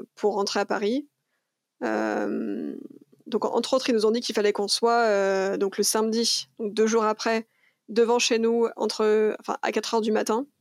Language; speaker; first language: French; native; French